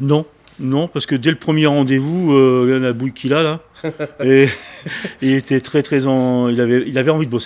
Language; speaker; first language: French; native; French